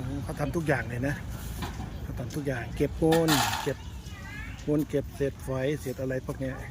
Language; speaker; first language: Thai; native; Thai